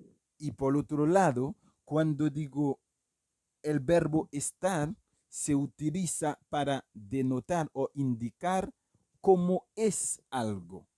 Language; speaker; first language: Spanish; non-native, fluent; Haitian Creole